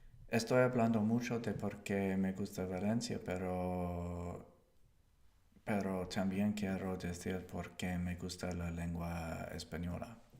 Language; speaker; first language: Spanish; non-native, learner; English